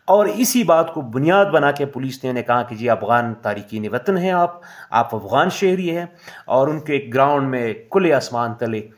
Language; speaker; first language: Urdu; non-native, local second language; Pashto